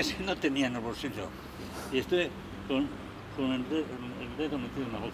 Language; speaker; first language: Spanish; native; Spanish